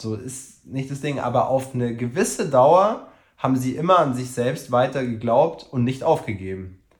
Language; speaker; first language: German; native; German